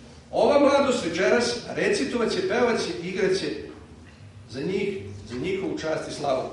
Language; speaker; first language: Serbian; native; Serbian